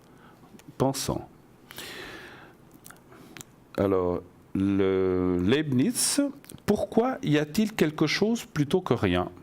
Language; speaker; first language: French; native; French